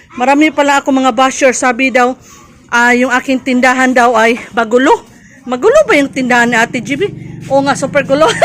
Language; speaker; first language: Filipino; native; Filipino